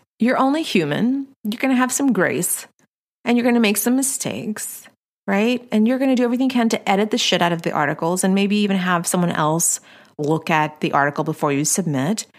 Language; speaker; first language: English; early bilingual, other home language; Spanish